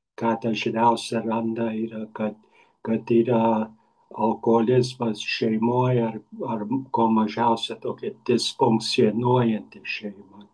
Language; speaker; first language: Lithuanian; early bilingual, heritage; Lithuanian